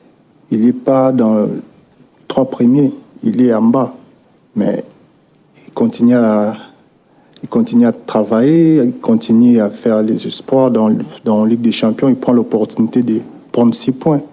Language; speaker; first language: French; non-native, local second language; Lingala